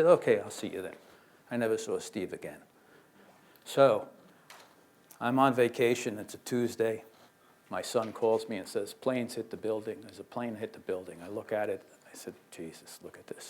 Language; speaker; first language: English; native; English